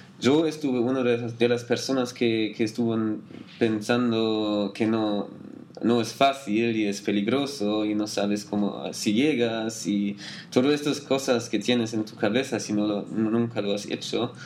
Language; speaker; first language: Spanish; non-native, learner; German